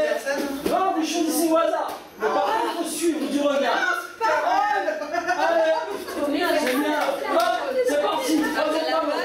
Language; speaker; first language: French; native; French